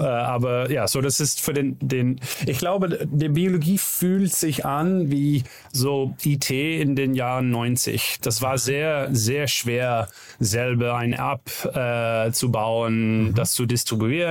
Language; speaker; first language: German; non-native, learner; Dutch